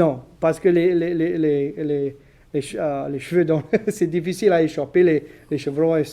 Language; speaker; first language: French; non-native, local second language; English